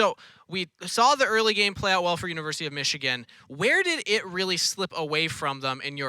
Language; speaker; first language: English; native; English